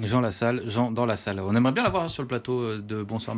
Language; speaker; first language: French; native; French